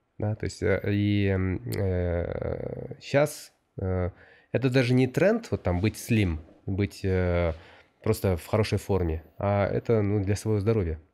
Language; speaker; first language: Russian; native; Russian